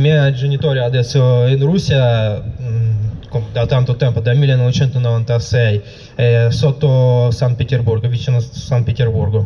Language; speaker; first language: Italian; non-native, learner; Russian